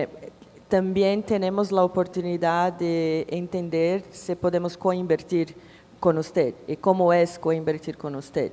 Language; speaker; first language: Spanish; non-native, fluent; Portuguese